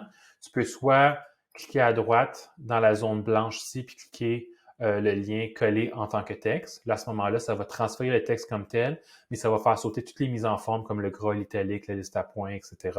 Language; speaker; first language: French; native; French